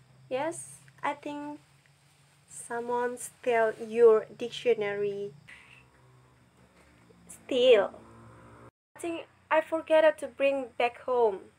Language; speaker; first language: English; non-native, learner; Indonesian